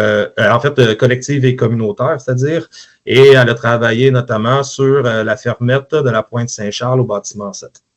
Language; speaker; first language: French; native; French